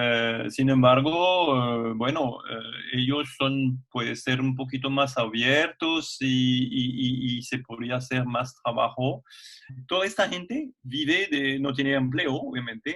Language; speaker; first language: Spanish; non-native, fluent; French